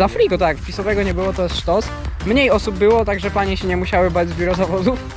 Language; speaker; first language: Polish; native; Polish